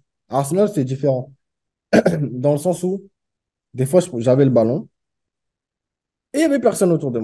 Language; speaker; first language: French; native; French